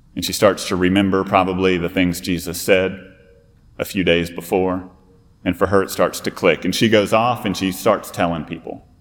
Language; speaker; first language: English; native; English